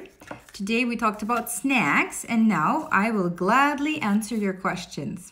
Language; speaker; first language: English; non-native, fluent; Russian